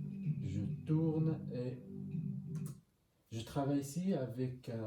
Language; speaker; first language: French; non-native, learner; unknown